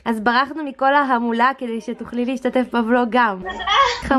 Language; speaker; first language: Hebrew; native; Hebrew